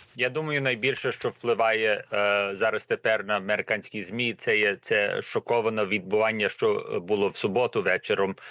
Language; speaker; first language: Ukrainian; early bilingual, heritage; Ukrainian